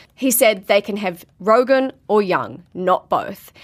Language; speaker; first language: English; native; English